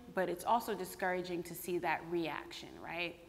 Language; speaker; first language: English; native; English